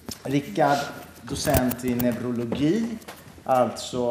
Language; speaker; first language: Swedish; native; Swedish